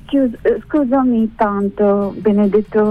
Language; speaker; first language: Italian; non-native, learner; French